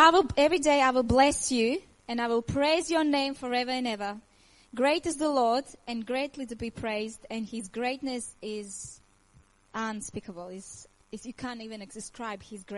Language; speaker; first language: English; non-native, learner; Croatian